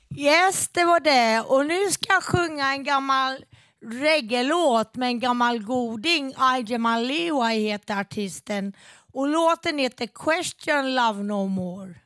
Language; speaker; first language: Swedish; native; Swedish